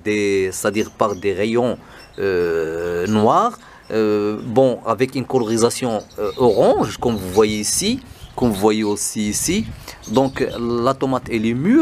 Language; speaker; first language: French; non-native, local second language; Arabic